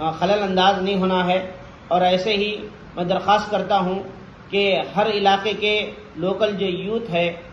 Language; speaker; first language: Urdu; native; Urdu